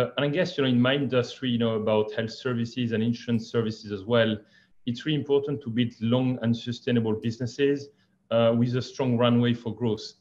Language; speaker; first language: English; non-native, fluent; French